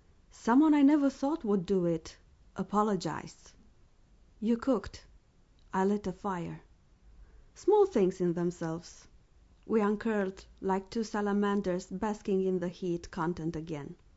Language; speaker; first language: English; non-native, fluent; Romanian